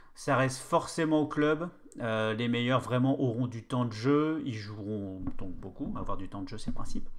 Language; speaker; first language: French; native; French